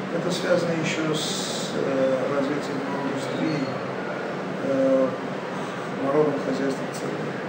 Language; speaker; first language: Russian; non-native, local second language; Armenian